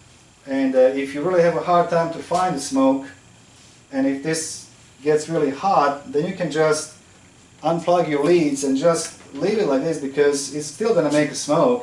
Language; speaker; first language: English; non-native, fluent; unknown